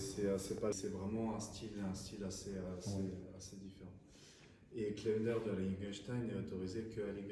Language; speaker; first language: French; native; French